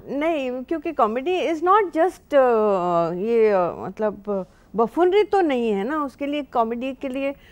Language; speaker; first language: Hindi; non-native, local second language; Marathi